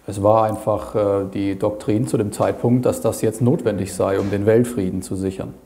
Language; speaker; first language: German; native; German